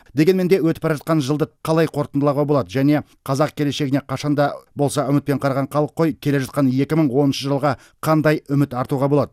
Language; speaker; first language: Kazakh; native; Kazakh